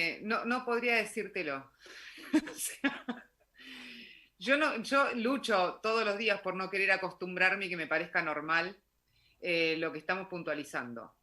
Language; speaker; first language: Spanish; native; Spanish